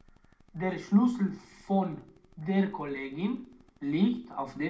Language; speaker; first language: German; non-native, learner; Romanian